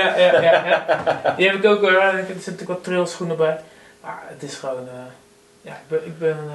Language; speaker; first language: Dutch; native; Dutch